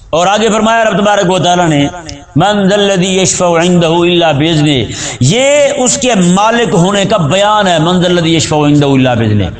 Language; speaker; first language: Urdu; non-native, local second language; Punjabi